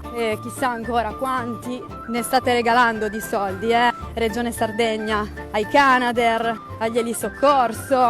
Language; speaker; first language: Italian; native; Italian